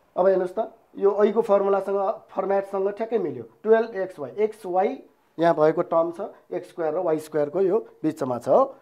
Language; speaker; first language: Nepali; non-native, local second language; Newari